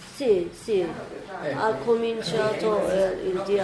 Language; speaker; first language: Italian; non-native, learner; Turkish